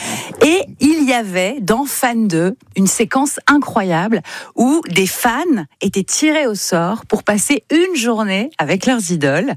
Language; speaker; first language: French; native; French